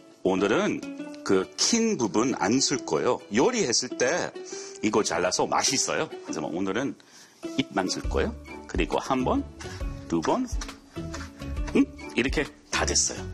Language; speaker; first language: Korean; non-native, fluent; English